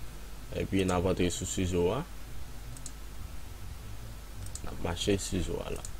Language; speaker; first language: French; non-native, learner; Haitian Creole